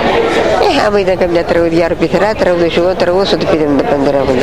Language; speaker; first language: Greek; native; Greek